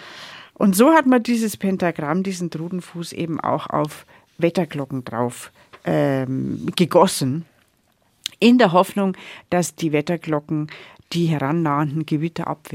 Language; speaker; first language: German; native; German